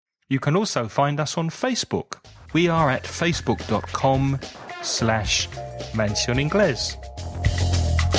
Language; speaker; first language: English; native; English